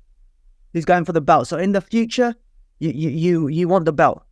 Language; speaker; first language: English; native; English